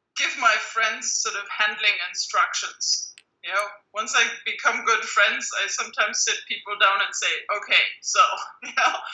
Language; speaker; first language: English; non-native, fluent; German